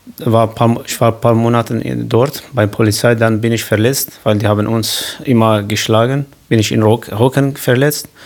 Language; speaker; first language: German; non-native, learner; Kurdish